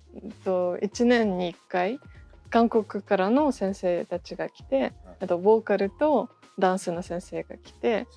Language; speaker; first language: Japanese; non-native, fluent; Russian